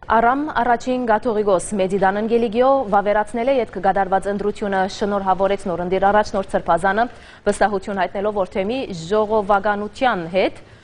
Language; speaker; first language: Armenian; native; Armenian